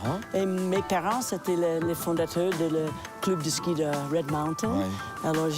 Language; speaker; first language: French; non-native, local second language; English